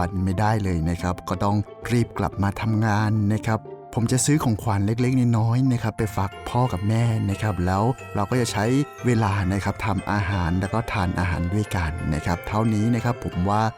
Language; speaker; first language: Thai; native; Thai